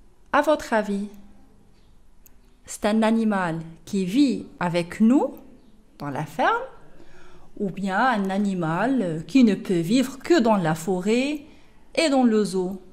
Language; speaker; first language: French; non-native, local second language; Arabic